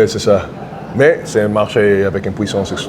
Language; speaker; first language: French; non-native, fluent; English